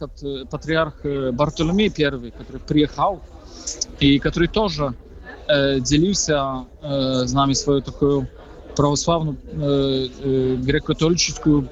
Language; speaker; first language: Russian; non-native, fluent; Polish